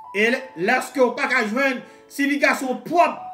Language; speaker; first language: French; native; French